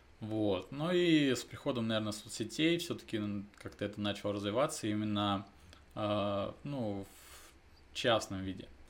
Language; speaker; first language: Russian; native; Russian